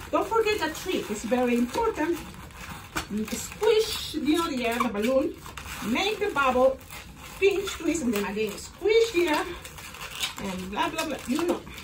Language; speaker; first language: English; non-native, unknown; Spanish